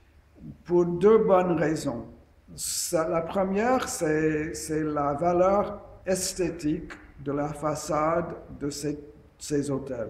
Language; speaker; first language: French; non-native, fluent; English